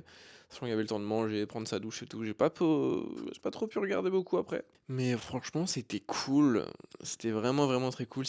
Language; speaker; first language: French; native; French